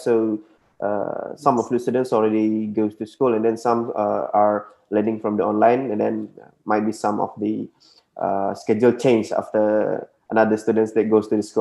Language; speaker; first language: English; non-native, local second language; Indonesian